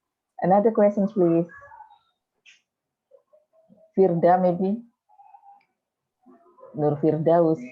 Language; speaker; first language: English; non-native, fluent; Indonesian